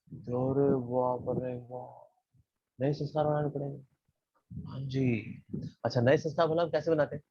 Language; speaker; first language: Hindi; native; Hindi